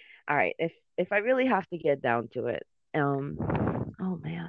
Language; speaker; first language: English; non-native, fluent; Spanish